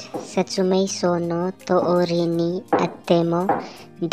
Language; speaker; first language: Japanese; non-native, learner; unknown